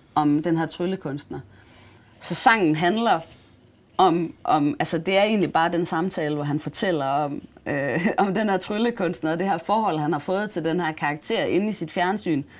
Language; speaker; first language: Danish; native; Danish